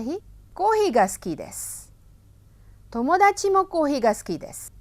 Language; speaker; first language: Japanese; non-native, fluent; Hindi